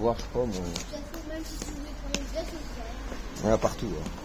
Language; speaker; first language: French; native; French